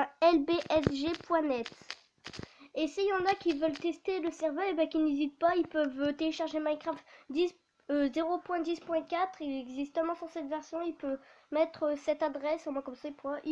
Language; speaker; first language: French; native; French